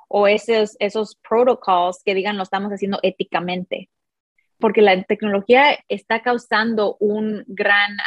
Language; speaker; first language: Spanish; early bilingual, heritage; Spanish